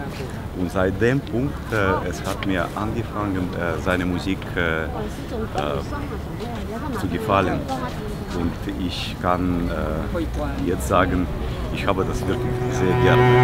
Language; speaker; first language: German; non-native, fluent; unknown